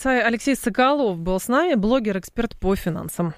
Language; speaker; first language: Russian; native; Russian